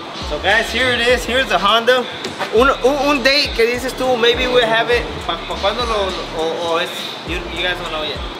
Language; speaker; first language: English; early bilingual, other home language; Spanish